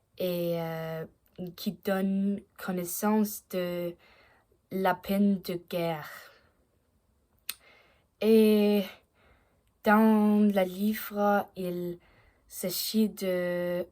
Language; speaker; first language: French; non-native, learner; Danish